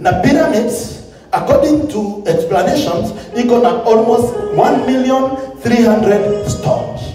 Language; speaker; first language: English; non-native, local second language; Swahili